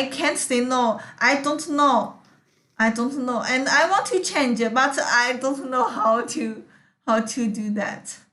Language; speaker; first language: English; non-native, learner; Chinese